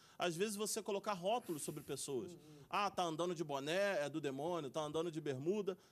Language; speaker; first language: Portuguese; native; Portuguese